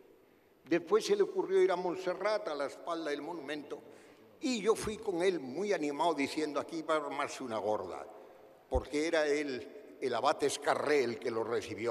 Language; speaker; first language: Spanish; native; Spanish